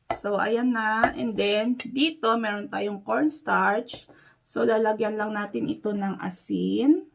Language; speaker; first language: Filipino; native; Filipino